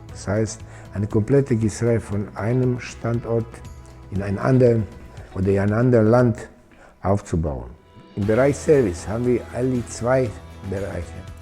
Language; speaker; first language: German; non-native, fluent; Serbian